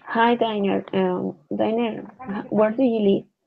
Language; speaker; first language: English; non-native, learner; Spanish